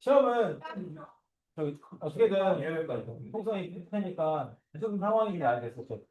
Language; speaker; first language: Korean; native; Korean